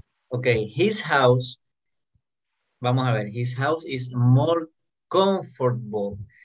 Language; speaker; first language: English; non-native, fluent; Spanish